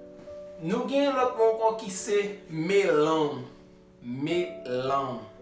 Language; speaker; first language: French; non-native, learner; Haitian Creole